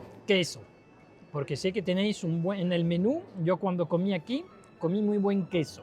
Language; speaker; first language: Spanish; non-native, fluent; French